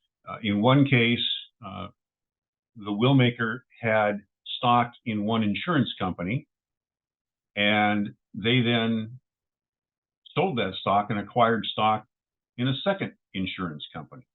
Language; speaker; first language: English; native; English